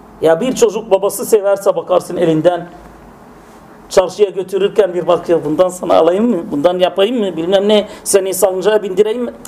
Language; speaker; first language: Turkish; non-native, fluent; Arabic